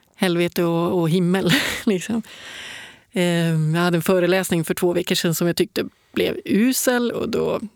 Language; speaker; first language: Swedish; native; Swedish